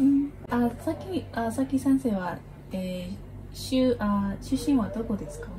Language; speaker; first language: Japanese; non-native, learner; Burmese